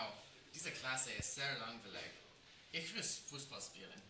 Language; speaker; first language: German; non-native, learner; English